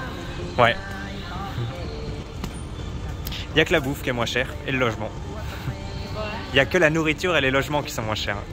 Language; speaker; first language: French; native; French